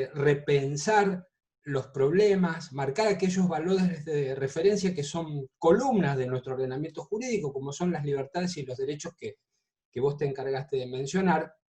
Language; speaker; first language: Spanish; native; Spanish